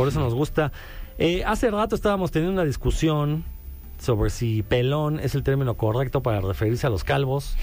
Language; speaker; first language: Spanish; native; Spanish